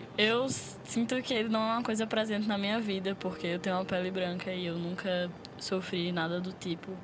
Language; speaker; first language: Portuguese; native; Portuguese